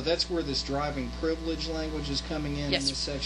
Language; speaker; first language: English; native; English